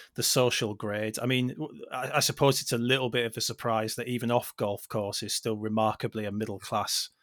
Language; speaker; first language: English; native; English